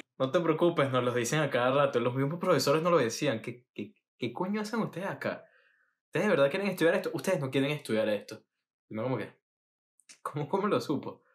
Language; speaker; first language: Spanish; native; Spanish